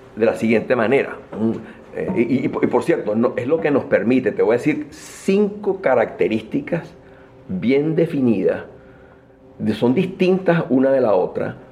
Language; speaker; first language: Spanish; native; Spanish